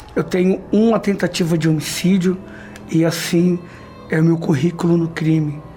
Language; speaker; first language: Portuguese; native; Portuguese